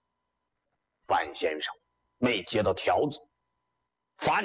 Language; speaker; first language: Chinese; native; Chinese